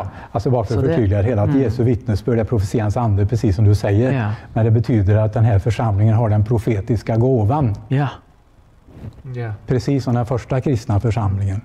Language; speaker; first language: Swedish; native; Swedish